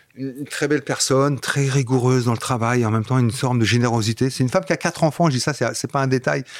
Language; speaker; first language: French; non-native, fluent; Dutch